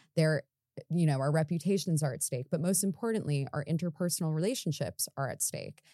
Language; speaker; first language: English; native; English